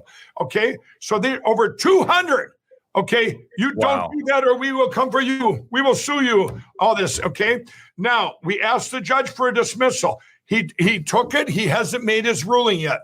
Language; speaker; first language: English; native; English